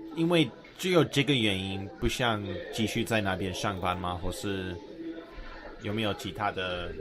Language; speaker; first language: Chinese; non-native, fluent; English